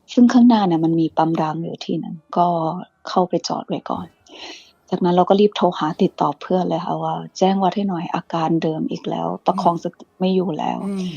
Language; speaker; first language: Thai; early bilingual, other home language; English